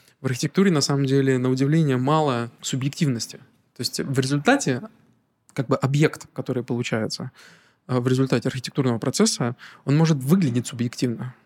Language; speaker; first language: Russian; native; Russian